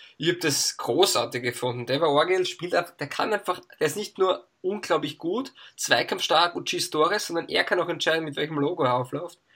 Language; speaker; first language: German; native; German